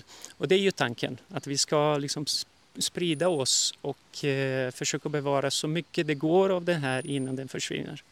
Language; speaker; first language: Swedish; early bilingual, heritage; Portuguese